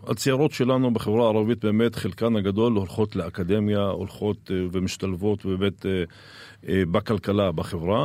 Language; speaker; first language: Hebrew; non-native, local second language; Arabic